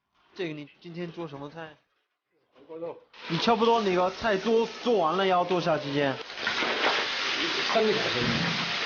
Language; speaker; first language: Chinese; non-native, learner; English